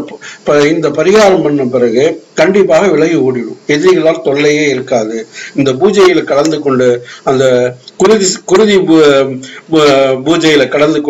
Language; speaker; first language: Tamil; native; Tamil